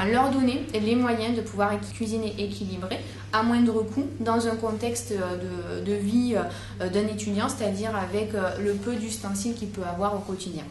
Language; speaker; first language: French; native; French